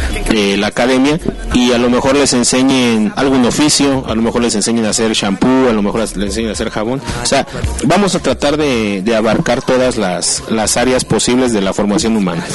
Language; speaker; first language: Spanish; native; Spanish